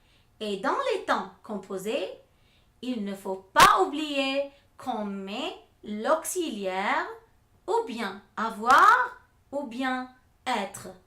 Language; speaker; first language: French; non-native, fluent; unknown